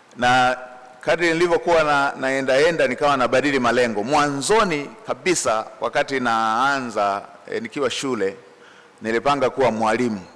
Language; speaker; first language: Swahili; non-native, local second language; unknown